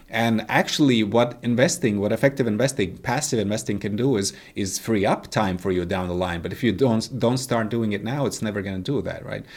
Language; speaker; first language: English; non-native, fluent; Latvian